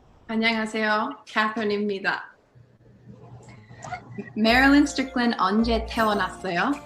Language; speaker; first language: Korean; non-native, learner; English